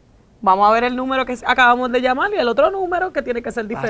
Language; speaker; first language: Spanish; native; Spanish